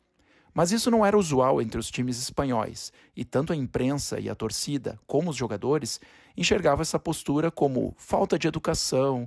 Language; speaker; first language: Portuguese; native; Portuguese